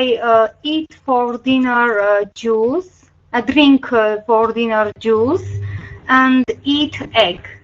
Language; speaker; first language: English; non-native, learner; Armenian